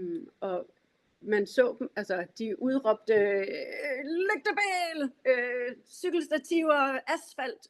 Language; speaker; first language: Danish; native; Danish